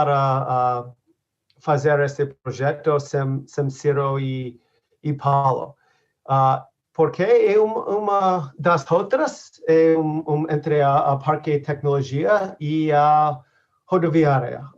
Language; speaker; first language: Portuguese; non-native, learner; English